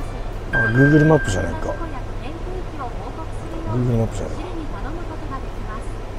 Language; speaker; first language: Japanese; native; Japanese